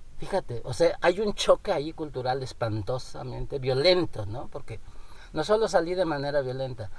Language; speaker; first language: Spanish; non-native, local second language; Nahuatl languages